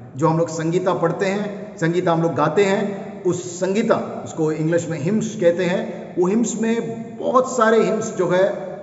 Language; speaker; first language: Hindi; non-native, local second language; Kannada